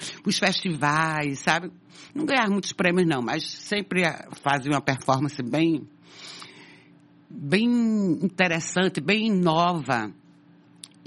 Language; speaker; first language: Portuguese; native; Portuguese